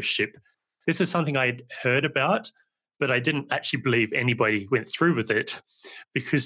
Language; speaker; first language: English; native; English